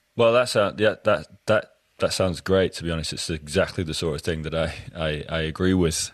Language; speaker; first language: English; native; English